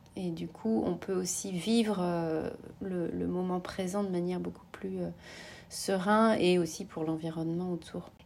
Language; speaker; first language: French; native; French